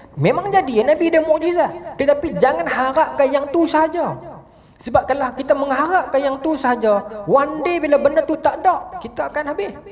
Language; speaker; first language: Malay; native; Malay